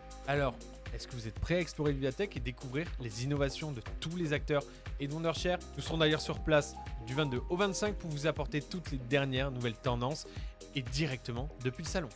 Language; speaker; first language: French; native; French